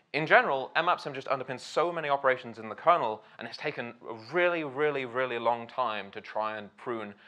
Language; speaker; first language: English; native; English